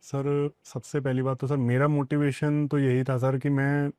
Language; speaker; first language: Hindi; non-native, local second language; Punjabi